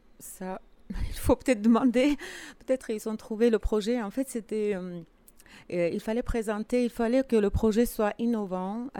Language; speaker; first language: French; non-native, fluent; Armenian